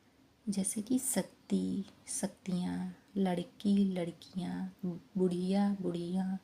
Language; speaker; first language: Hindi; native; Hindi